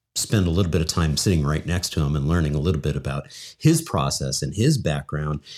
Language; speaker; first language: English; native; English